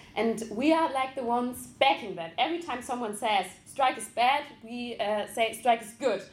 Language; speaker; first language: English; non-native, fluent; German